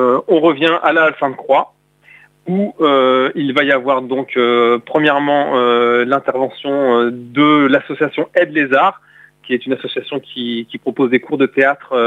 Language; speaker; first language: French; native; French